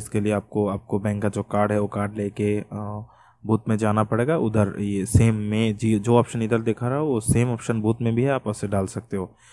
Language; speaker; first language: Hindi; non-native, fluent; Bangla